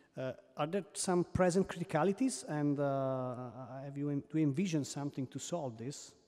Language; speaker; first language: English; non-native, fluent; Italian